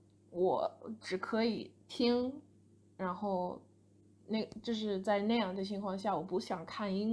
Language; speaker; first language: Chinese; non-native, fluent; English